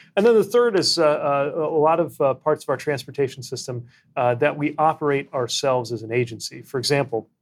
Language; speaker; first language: English; native; English